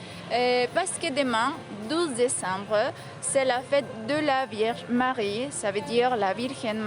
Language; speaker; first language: French; non-native, fluent; Spanish